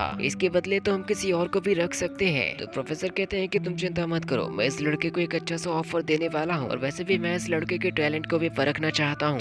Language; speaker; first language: Hindi; native; Hindi